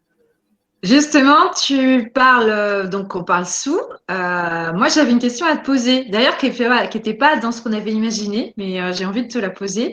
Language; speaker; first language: French; native; French